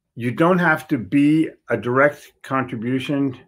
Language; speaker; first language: English; native; English